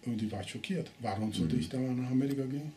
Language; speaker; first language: German; non-native, learner; Spanish